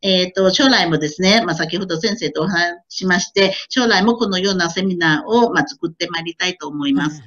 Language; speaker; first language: Japanese; non-native, fluent; Thai